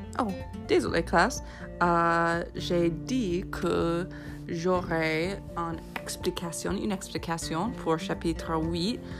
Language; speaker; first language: French; non-native, fluent; English